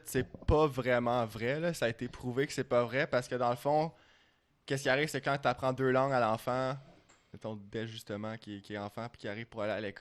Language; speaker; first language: French; native; French